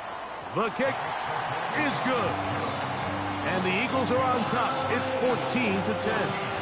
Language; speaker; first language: English; native; English